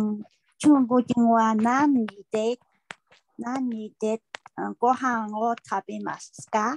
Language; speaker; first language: Japanese; non-native, learner; Chinese